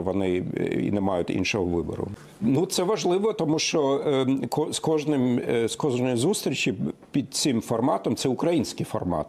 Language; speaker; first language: Ukrainian; non-native, fluent; German